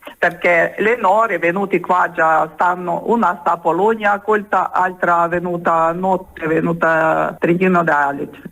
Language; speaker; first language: Italian; non-native, learner; Ukrainian